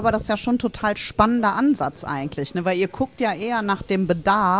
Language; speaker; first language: German; native; German